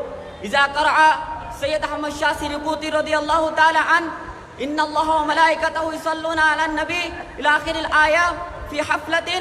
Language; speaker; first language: Arabic; non-native, learner; Bangla